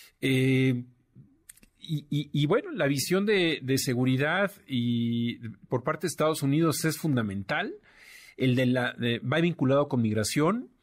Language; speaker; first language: Spanish; native; Spanish